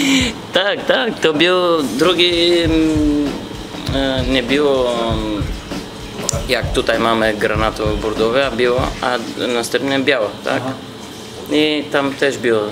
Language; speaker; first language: Polish; non-native, learner; Bulgarian